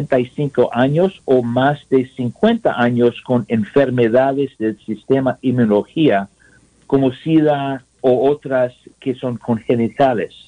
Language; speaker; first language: Spanish; non-native, learner; English